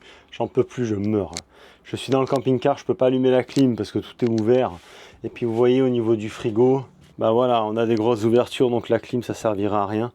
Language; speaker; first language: French; native; French